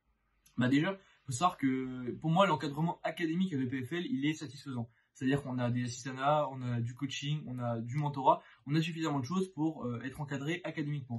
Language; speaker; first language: French; native; French